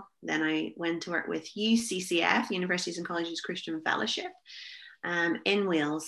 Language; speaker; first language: English; native; English